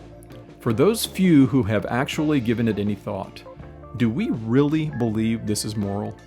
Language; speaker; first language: English; native; English